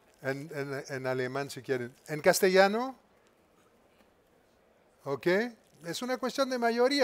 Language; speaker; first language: Spanish; non-native, fluent; French